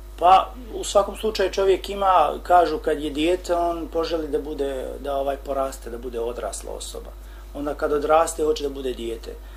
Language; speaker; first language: Croatian; non-native, fluent; Albanian